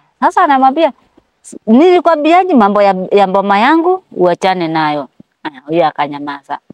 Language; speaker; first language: Swahili; non-native, local second language; Kikuyu